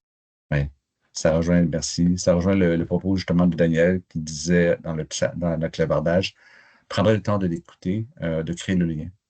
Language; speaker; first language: French; native; French